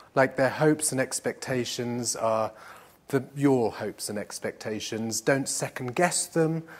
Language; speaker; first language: English; native; English